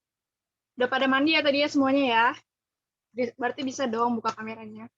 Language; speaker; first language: Indonesian; native; Indonesian